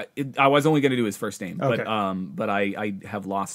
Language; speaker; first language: English; native; English